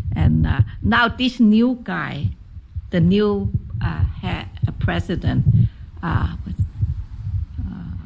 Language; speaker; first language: English; non-native, fluent; Chinese